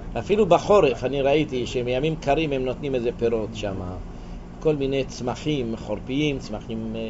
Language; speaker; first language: Hebrew; native; Hebrew